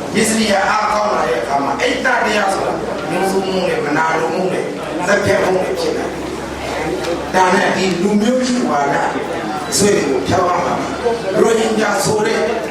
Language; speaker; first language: Burmese; native; Burmese